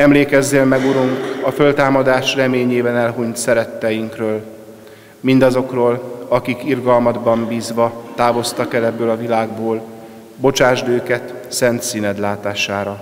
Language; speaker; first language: Hungarian; native; Hungarian